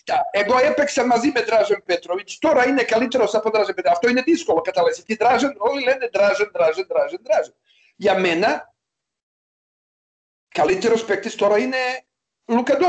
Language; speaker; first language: Greek; non-native, learner; Serbian